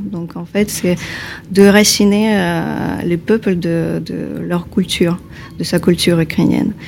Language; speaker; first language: French; non-native, fluent; Ukrainian